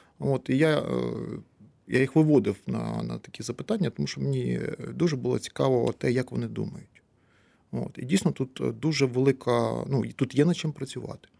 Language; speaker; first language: Ukrainian; non-native, local second language; Russian